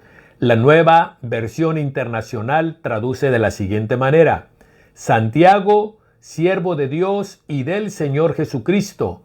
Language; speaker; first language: Spanish; native; Spanish